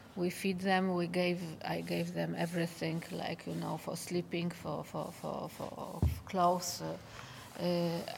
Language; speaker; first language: English; non-native, fluent; Polish